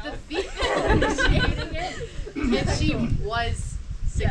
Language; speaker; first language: English; native; English